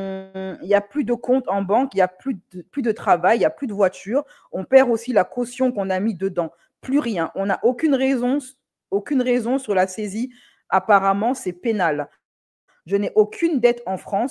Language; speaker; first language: French; native; French